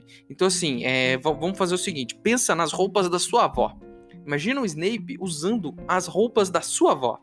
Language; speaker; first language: Portuguese; native; Portuguese